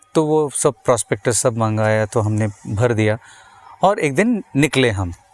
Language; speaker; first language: Hindi; non-native, local second language; Tamil